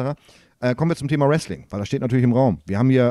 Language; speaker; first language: German; native; German